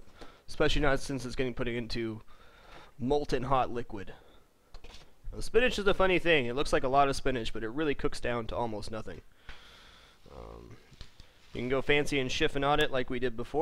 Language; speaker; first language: English; native; English